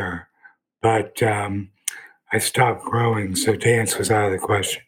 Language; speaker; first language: English; native; English